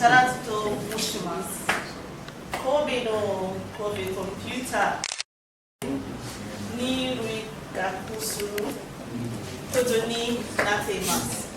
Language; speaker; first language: Japanese; non-native, learner; English